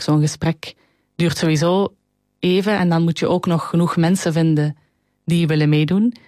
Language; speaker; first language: Dutch; native; Dutch